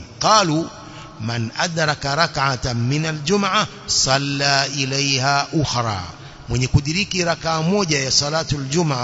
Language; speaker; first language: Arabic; non-native, fluent; Swahili